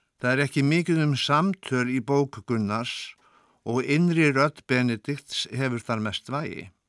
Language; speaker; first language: Icelandic; native; Icelandic